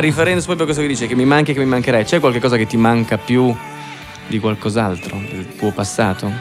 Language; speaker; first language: Italian; native; Italian